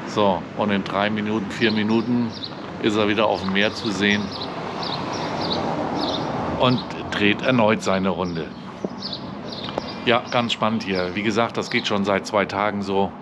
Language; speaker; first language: German; native; German